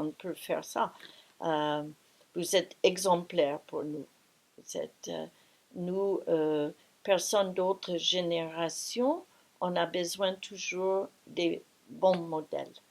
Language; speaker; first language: French; non-native, fluent; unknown